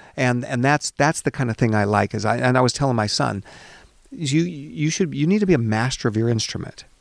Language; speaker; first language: English; native; English